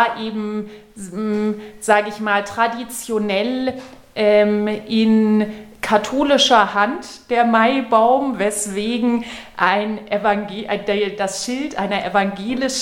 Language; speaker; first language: German; native; German